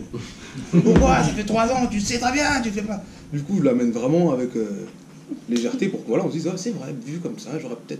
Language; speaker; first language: French; native; French